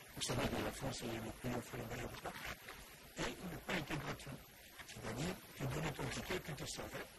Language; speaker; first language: French; non-native, local second language; Lingala